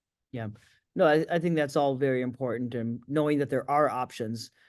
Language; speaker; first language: English; native; English